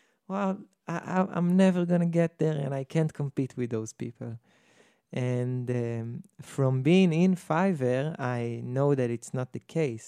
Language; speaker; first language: English; non-native, fluent; Hebrew